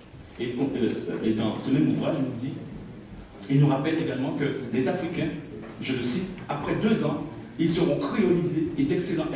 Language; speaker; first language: French; native; French